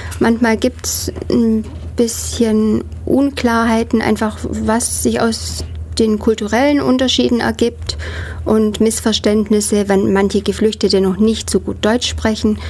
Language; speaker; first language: German; native; German